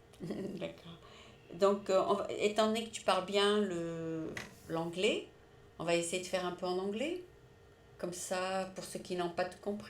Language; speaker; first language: French; native; French